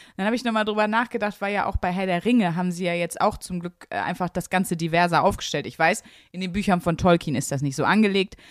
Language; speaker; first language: German; native; German